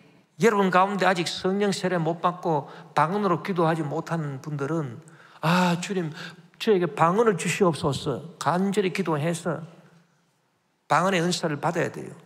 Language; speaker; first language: Korean; native; Korean